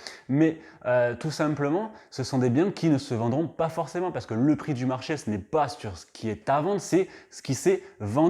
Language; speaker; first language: French; native; French